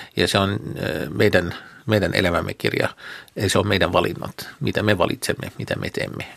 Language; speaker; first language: Finnish; non-native, fluent; Arabic